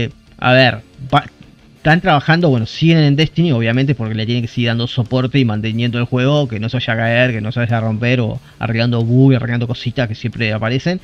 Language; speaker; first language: Spanish; native; Spanish